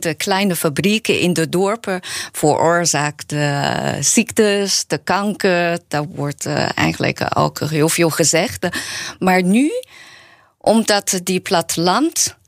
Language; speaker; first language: Dutch; non-native, learner; Chinese